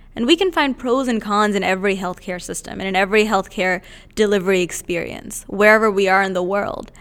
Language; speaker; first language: English; native; English